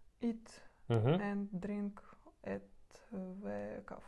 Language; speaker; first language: English; non-native, learner; Russian